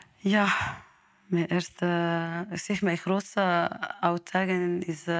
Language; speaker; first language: Dutch; non-native, learner; Arabic